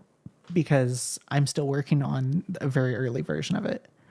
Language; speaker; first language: English; native; English